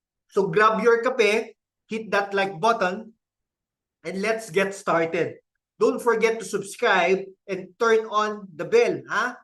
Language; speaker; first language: English; non-native, local second language; Filipino